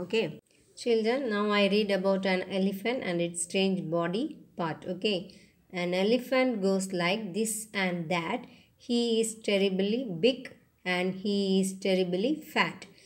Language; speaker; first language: English; non-native, local second language; Tamil